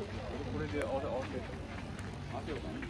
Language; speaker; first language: Japanese; non-native, learner; Filipino